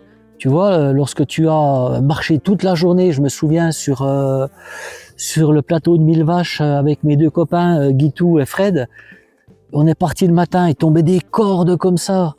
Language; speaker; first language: French; native; French